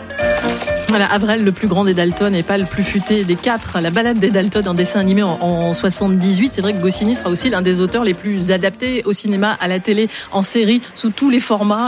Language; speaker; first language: French; native; French